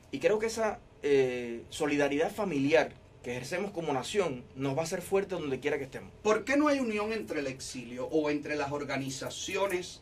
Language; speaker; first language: Spanish; native; Spanish